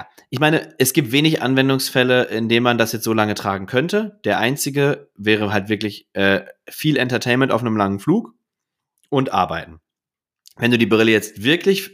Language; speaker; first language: German; native; German